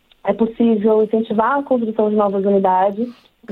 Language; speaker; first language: Portuguese; native; Portuguese